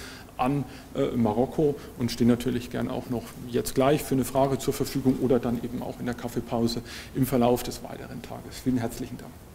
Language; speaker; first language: German; native; German